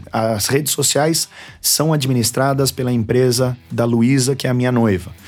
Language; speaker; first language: Portuguese; native; Portuguese